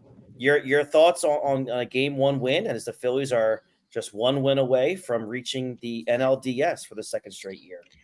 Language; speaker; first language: English; native; English